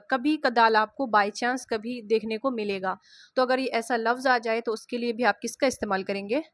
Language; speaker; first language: Hindi; native; Hindi